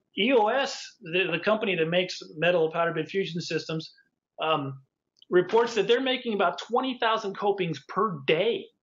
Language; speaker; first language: English; native; English